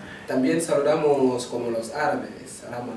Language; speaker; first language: Spanish; non-native, local second language; Wolof